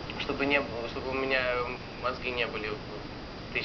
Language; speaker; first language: Russian; early bilingual, heritage; Russian